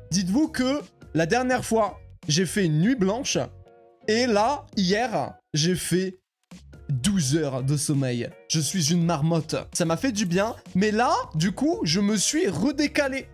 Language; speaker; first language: French; native; French